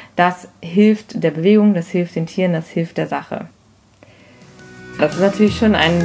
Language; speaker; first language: German; native; German